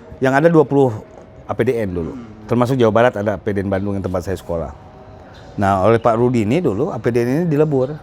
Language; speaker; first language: Indonesian; native; Indonesian